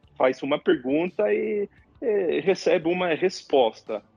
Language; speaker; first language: Portuguese; non-native, fluent; Swedish